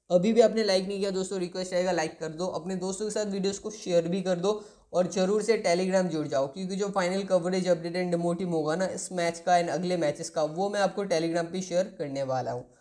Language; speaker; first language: Hindi; non-native, local second language; Bangla